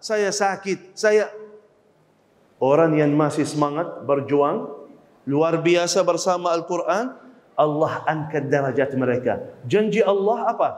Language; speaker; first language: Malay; non-native, fluent; Arabic